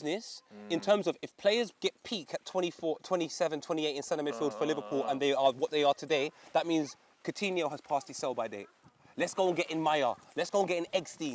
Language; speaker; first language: English; native; English